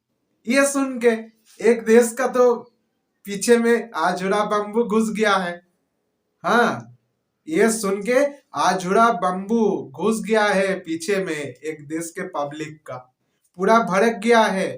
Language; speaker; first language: Hindi; non-native, local second language; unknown